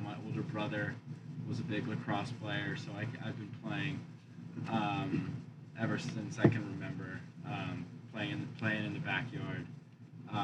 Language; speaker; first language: English; native; English